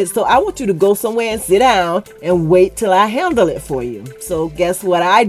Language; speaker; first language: English; native; English